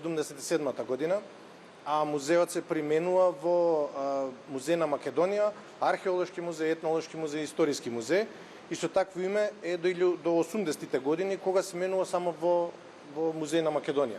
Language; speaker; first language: Macedonian; native; Macedonian